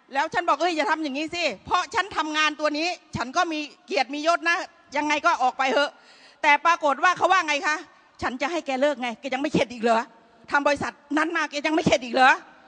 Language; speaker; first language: Thai; native; Thai